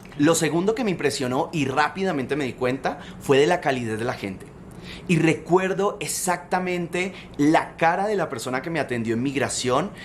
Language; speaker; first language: Spanish; native; Spanish